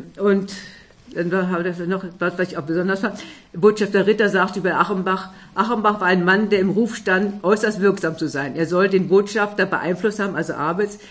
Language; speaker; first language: German; native; German